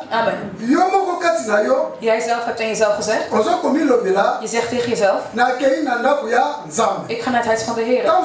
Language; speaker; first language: Dutch; non-native, fluent; Lingala